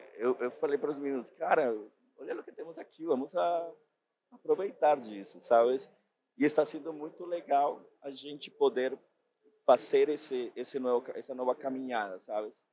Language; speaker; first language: Portuguese; non-native, fluent; Spanish